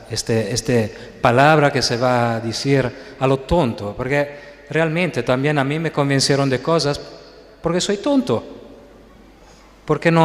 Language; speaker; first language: Spanish; non-native, fluent; Italian